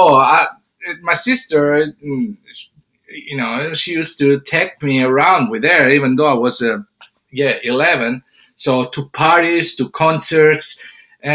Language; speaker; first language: English; non-native, fluent; Italian